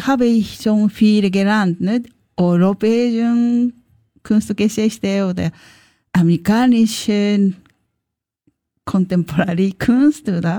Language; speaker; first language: German; non-native, learner; Japanese